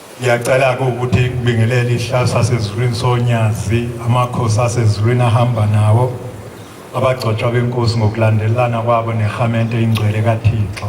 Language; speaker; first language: Zulu; non-native, local second language; Xhosa